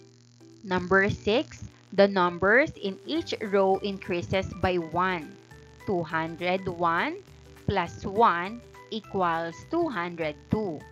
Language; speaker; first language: English; non-native, local second language; Filipino